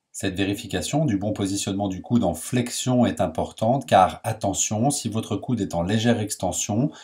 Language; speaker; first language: French; native; French